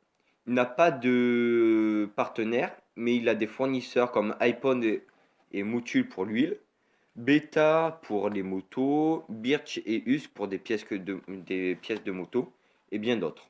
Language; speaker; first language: French; native; French